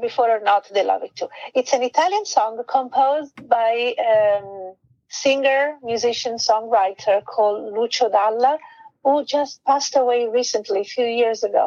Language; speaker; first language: English; non-native, fluent; Italian